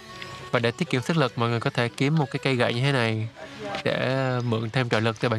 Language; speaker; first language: Vietnamese; native; Vietnamese